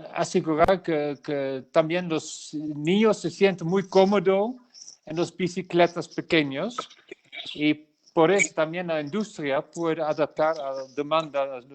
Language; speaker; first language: Spanish; non-native, learner; Dutch